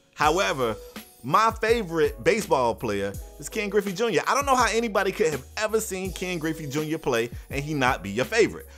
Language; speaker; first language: English; native; English